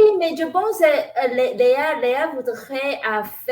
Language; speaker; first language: French; non-native, learner; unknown